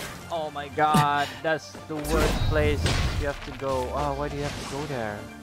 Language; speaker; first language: English; non-native, local second language; Malay